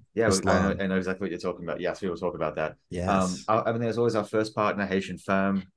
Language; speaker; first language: English; native; English